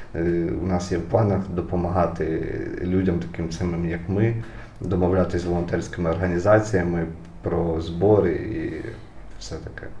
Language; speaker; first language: Ukrainian; native; Ukrainian